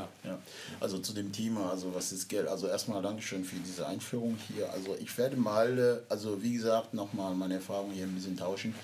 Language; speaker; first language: German; non-native, fluent; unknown